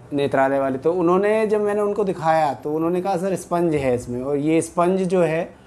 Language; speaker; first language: Hindi; native; Hindi